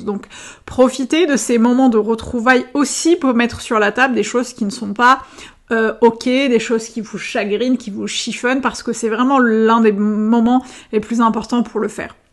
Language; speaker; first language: French; native; French